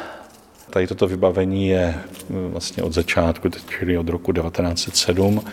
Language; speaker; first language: Czech; native; Czech